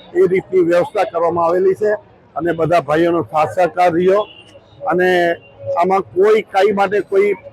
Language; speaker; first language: Gujarati; non-native, local second language; Sindhi